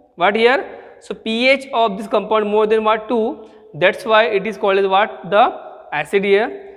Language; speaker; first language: English; non-native, local second language; Hindi